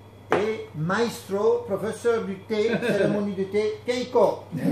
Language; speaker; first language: French; non-native, fluent; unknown